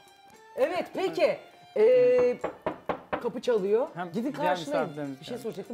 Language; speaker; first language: Turkish; native; Turkish